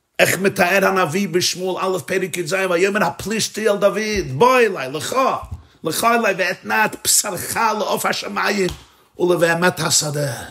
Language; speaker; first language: Hebrew; non-native, fluent; English